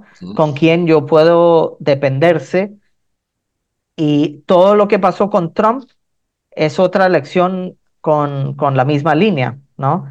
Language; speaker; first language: Spanish; non-native, fluent; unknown